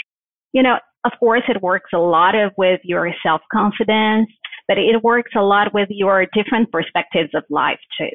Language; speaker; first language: English; non-native, fluent; Portuguese